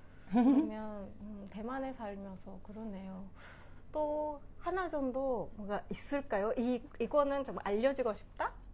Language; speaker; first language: Korean; non-native, fluent; Japanese